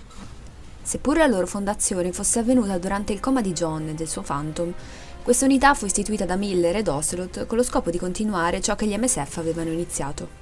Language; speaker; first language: Italian; native; Italian